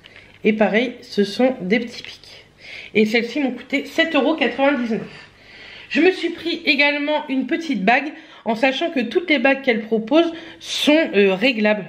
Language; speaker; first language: French; native; French